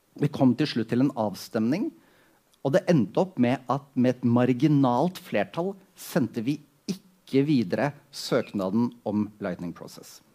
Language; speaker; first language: Norwegian; native; Norwegian